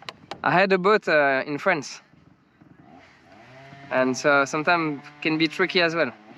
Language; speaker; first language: English; non-native, learner; French